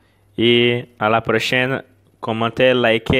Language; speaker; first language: French; non-native, learner; Portuguese